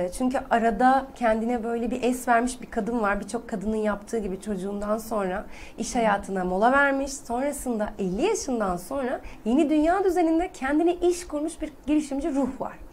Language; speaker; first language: Turkish; native; Turkish